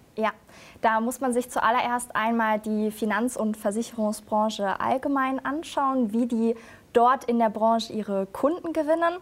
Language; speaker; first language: German; native; German